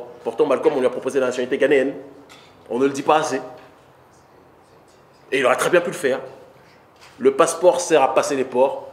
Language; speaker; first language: French; native; French